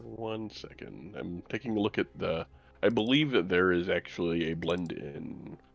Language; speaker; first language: English; native; English